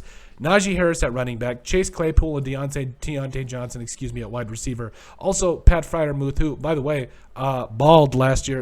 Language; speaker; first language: English; native; English